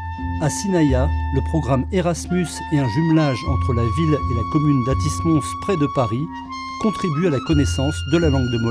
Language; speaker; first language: French; native; French